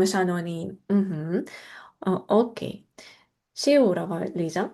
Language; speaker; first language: Finnish; non-native, fluent; Russian